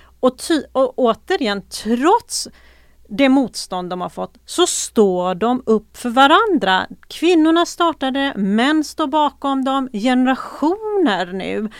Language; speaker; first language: Swedish; early bilingual, other home language; Persian